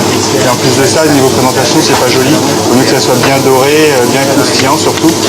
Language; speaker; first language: French; native; French